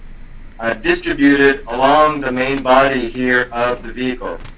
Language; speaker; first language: English; native; English